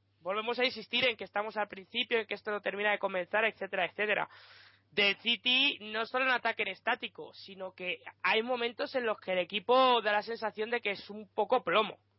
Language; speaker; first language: Spanish; native; Spanish